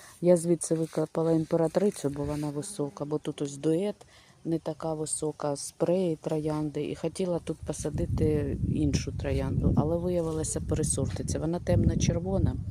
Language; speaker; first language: Ukrainian; native; Ukrainian